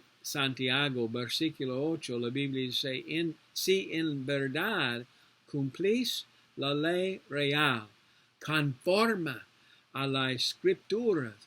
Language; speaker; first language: Spanish; non-native, learner; English